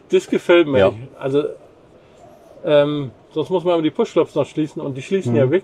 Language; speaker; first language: German; native; German